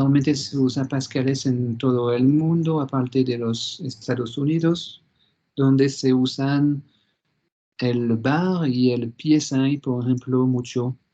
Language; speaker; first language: Spanish; non-native, fluent; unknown